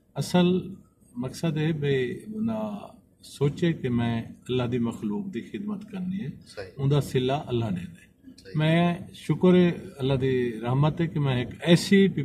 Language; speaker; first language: Punjabi; non-native, local second language; Saraiki